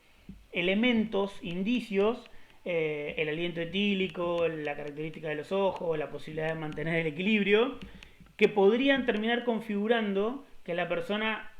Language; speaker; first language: Spanish; native; Spanish